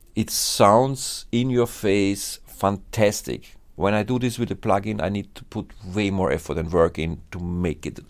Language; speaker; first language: English; non-native, fluent; German